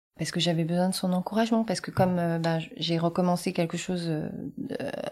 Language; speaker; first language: French; early bilingual, other home language; Vietnamese